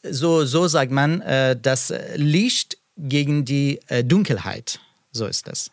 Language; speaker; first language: German; non-native, learner; Persian